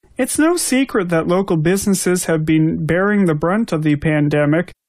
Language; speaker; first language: English; native; English